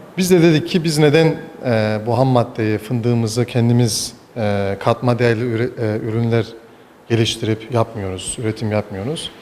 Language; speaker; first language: Turkish; early bilingual, heritage; Turkish